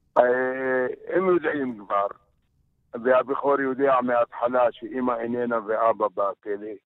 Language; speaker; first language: Hebrew; non-native, local second language; Arabic